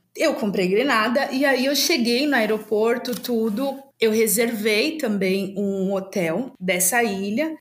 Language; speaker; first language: Portuguese; native; Portuguese